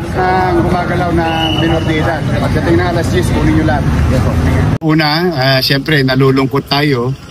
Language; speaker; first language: Filipino; native; Filipino